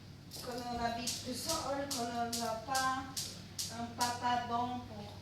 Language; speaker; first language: French; non-native, learner; Portuguese